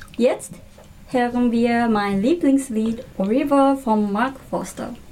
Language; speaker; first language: German; non-native, fluent; Japanese